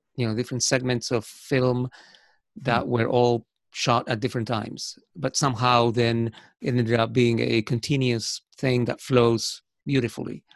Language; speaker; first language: English; non-native, fluent; Spanish